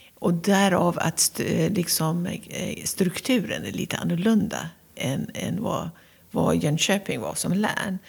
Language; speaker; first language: Swedish; non-native, fluent; Persian